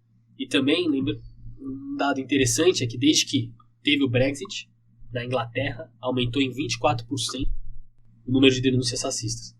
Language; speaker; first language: Portuguese; native; Portuguese